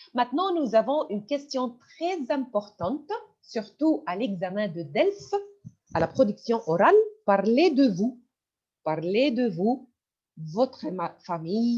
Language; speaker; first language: French; non-native, fluent; Arabic